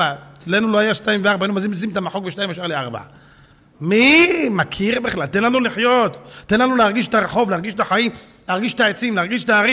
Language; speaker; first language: Hebrew; native; Hebrew